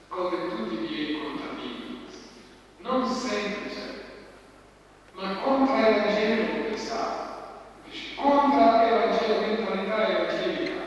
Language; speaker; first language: Italian; non-native, fluent; Croatian